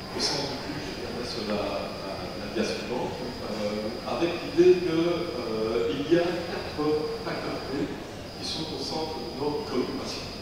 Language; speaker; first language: French; native; French